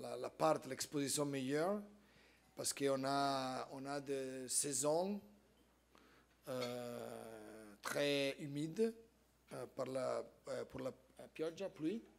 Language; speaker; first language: French; non-native, fluent; Italian